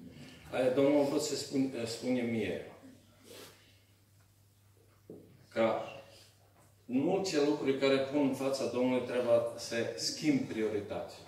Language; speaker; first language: Romanian; non-native, learner; Serbian